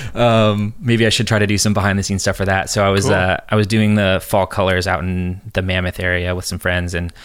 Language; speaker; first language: English; native; English